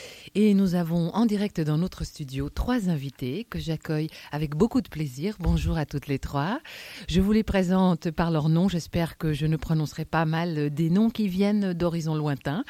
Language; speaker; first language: French; native; French